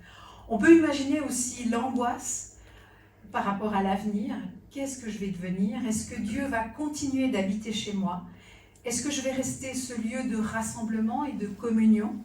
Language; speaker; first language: French; native; French